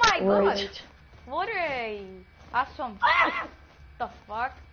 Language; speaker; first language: English; non-native, learner; Greek